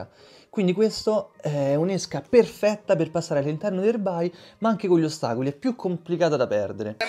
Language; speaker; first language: Italian; native; Italian